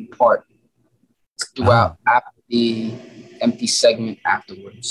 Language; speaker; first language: English; non-native, local second language; Filipino